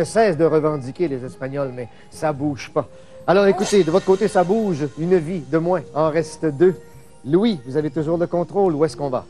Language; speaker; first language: French; native; French